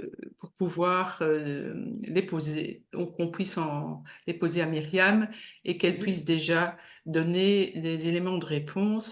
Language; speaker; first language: French; native; French